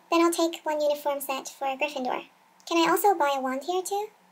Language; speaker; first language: English; non-native, fluent; Korean